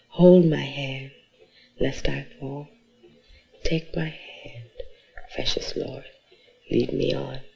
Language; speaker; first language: English; native; English